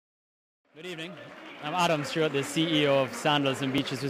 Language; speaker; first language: English; native; English